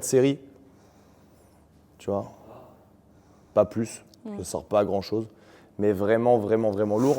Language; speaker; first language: French; native; French